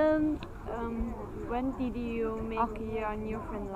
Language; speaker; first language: English; non-native, learner; Chinese